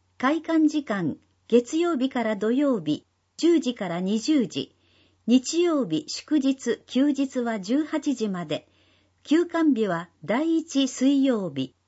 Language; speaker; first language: Japanese; non-native, fluent; Indonesian